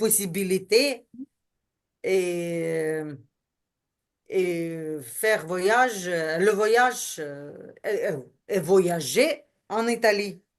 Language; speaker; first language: French; non-native, learner; Ukrainian